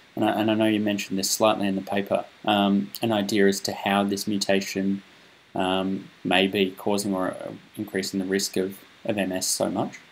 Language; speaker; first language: English; native; English